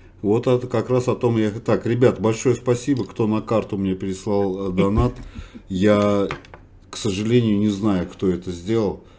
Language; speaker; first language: Russian; non-native, local second language; Uzbek